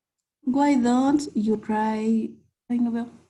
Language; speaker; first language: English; non-native, learner; Spanish